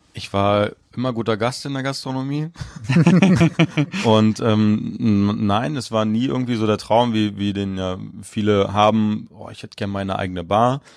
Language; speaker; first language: German; native; German